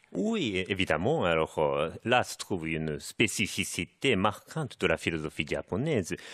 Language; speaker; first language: French; non-native, fluent; Japanese